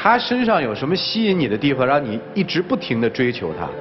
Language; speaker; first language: Chinese; native; Chinese